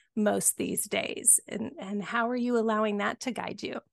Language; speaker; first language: English; native; English